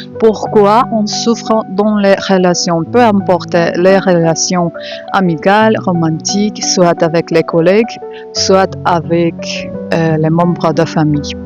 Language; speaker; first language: French; non-native, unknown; Ukrainian